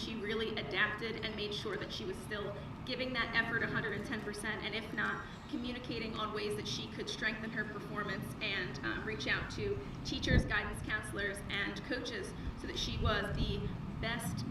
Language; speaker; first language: English; native; English